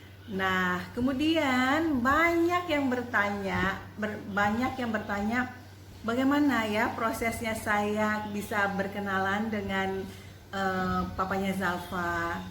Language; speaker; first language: Indonesian; native; Indonesian